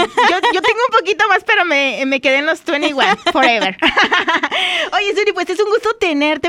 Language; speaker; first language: Spanish; native; Spanish